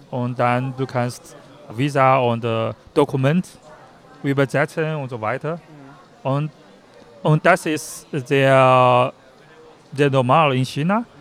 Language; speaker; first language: German; non-native, learner; Chinese